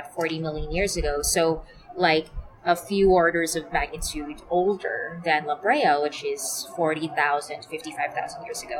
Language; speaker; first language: English; non-native, local second language; Filipino